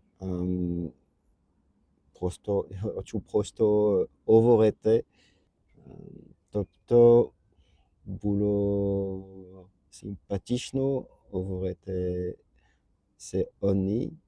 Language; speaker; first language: Ukrainian; non-native, learner; French